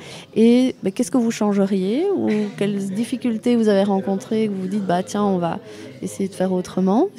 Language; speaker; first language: French; native; French